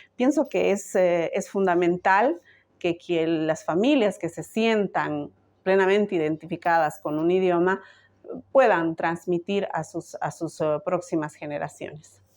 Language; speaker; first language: Spanish; native; Spanish